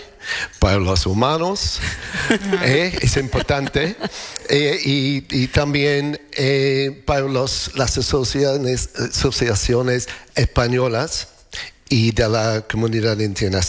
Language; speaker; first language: Spanish; non-native, learner; English